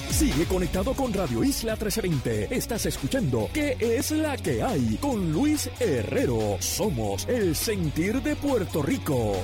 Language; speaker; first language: Spanish; native; Spanish